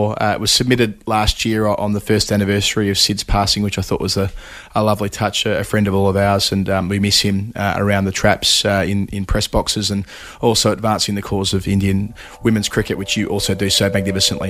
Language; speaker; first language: English; native; English